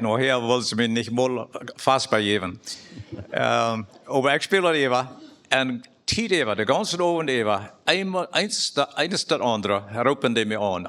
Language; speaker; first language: German; non-native, learner; Plautdietsch